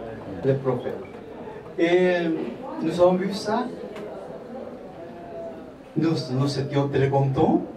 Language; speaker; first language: French; non-native, fluent; Spanish